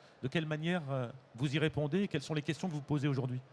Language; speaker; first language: French; native; French